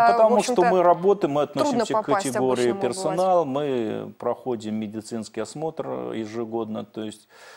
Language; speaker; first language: Russian; native; Russian